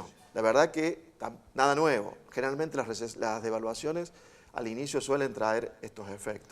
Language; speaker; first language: Spanish; native; Spanish